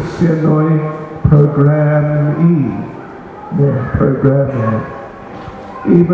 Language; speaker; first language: Russian; non-native, learner; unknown